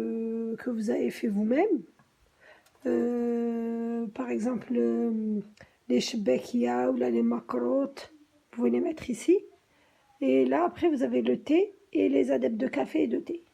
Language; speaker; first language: French; native; French